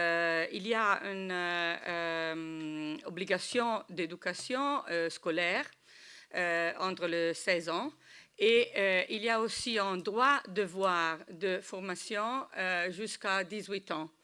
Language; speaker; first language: French; non-native, learner; Italian